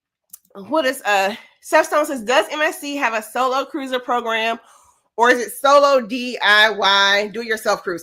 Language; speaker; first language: English; native; English